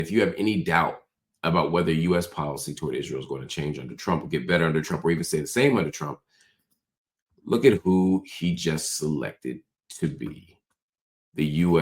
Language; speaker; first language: English; native; English